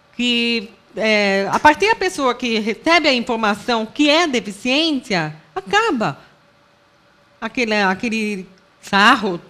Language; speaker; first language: Portuguese; non-native, local second language; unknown